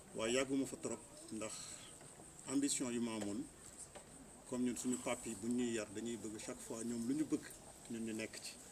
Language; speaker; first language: Wolof; native; Wolof